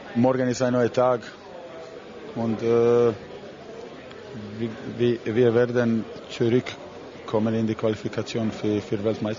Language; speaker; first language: German; non-native, learner; Croatian